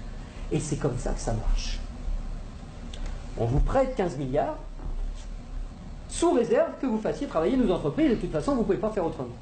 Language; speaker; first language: French; native; French